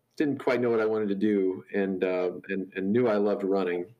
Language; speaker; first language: English; native; English